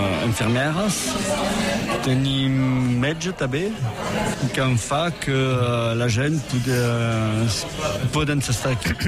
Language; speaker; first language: Catalan; non-native, local second language; French